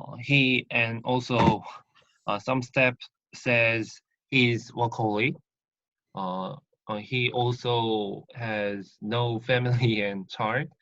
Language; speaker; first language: English; non-native, learner; Korean